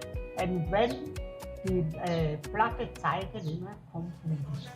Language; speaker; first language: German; non-native, learner; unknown